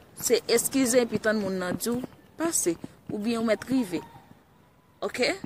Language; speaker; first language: Haitian Creole; early bilingual, heritage; Haitian Creole